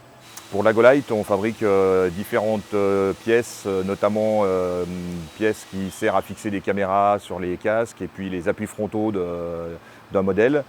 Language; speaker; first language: French; native; French